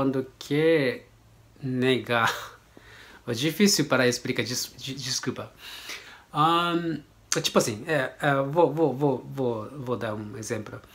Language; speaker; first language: Portuguese; non-native, learner; Japanese